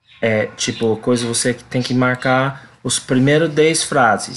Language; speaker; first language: Portuguese; non-native, learner; English